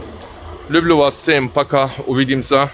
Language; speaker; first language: Russian; non-native, learner; Turkish